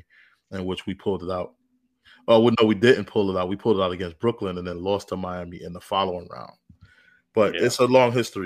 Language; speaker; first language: English; native; English